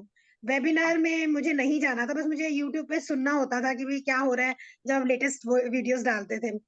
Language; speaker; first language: Hindi; native; Hindi